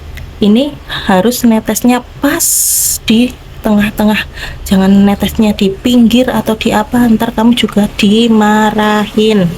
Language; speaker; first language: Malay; non-native, local second language; Javanese